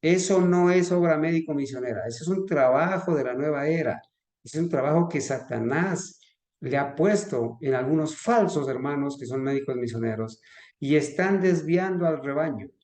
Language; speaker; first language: Spanish; native; Spanish